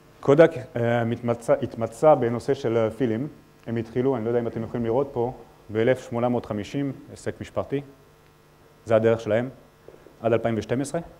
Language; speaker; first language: Hebrew; non-native, fluent; French